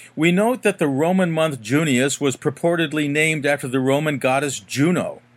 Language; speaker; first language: English; native; English